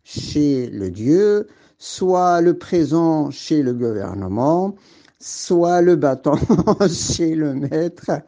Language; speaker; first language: French; non-native, local second language; Arabic